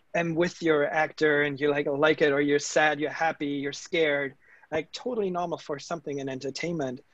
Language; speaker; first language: English; non-native, fluent; German